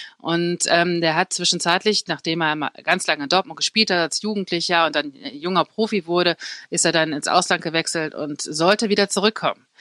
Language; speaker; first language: German; native; German